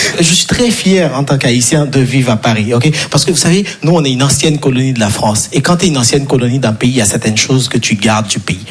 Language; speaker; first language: French; non-native, local second language; Haitian Creole